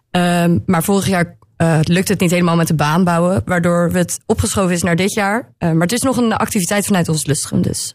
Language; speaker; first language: Dutch; native; Dutch